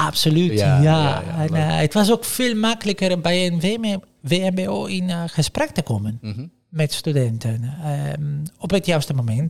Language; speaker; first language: Dutch; non-native, fluent; Italian